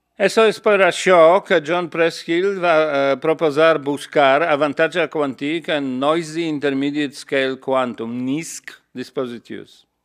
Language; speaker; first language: Catalan; non-native, learner; Polish